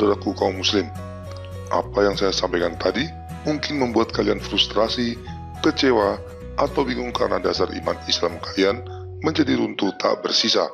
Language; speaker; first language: Indonesian; native; Indonesian